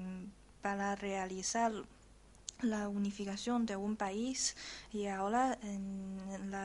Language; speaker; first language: Spanish; non-native, learner; Chinese